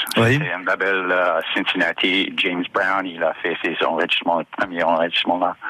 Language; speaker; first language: French; non-native, learner; English